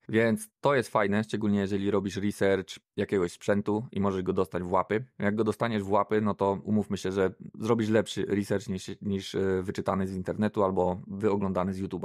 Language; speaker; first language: Polish; native; Polish